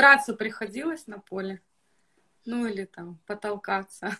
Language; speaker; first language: Russian; native; Russian